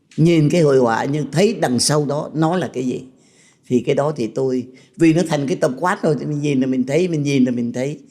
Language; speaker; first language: Vietnamese; native; Vietnamese